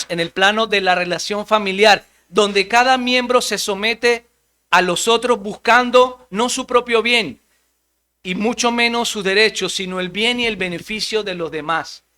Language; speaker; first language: Spanish; native; Spanish